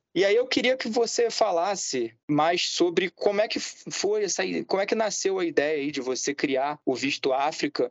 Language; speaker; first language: Portuguese; native; Portuguese